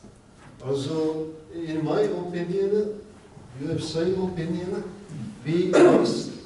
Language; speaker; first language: English; non-native, learner; Czech